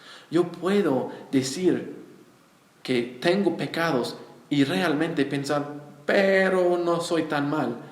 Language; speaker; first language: Spanish; non-native, fluent; English